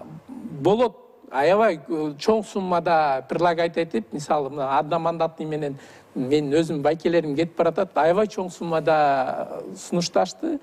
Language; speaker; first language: Kyrgyz; native; Kyrgyz